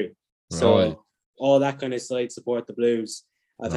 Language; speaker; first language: English; native; English